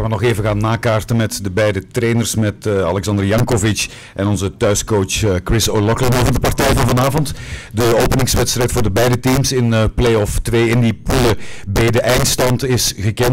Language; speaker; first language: Dutch; native; Dutch